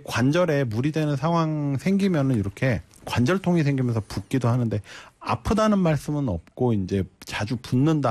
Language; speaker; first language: Korean; native; Korean